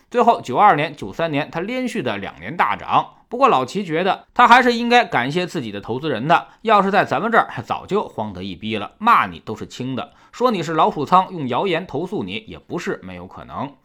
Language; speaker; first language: Chinese; native; Chinese